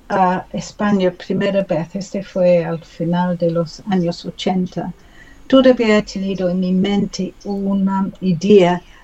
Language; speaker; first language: Spanish; non-native, learner; English